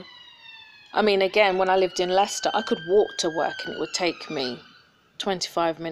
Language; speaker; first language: English; native; English